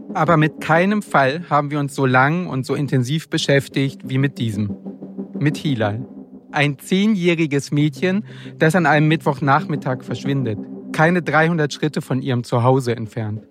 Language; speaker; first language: German; native; German